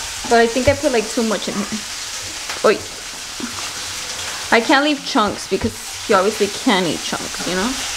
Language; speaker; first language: English; early bilingual, other home language; Spanish